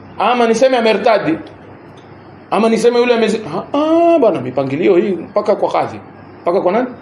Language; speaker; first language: Swahili; native; Swahili